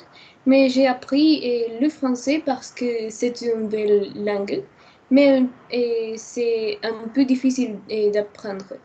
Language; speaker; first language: French; non-native, learner; Spanish